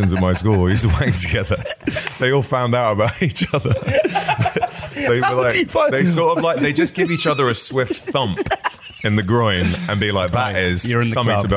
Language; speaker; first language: English; native; English